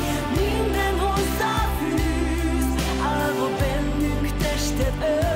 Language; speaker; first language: Hungarian; native; Hungarian